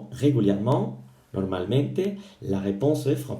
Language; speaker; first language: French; non-native, fluent; Spanish